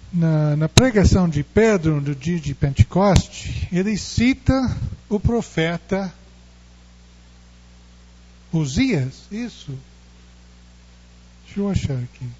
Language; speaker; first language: Portuguese; non-native, fluent; English